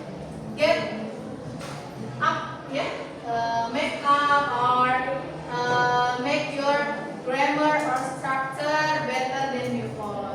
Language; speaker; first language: English; non-native, learner; Indonesian